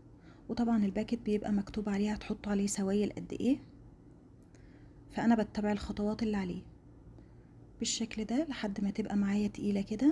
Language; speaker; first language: Arabic; native; Arabic